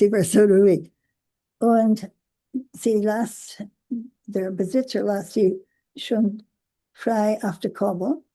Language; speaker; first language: German; non-native, learner; English